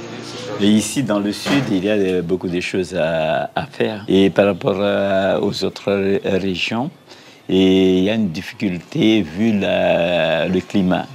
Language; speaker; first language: French; non-native, local second language; Malagasy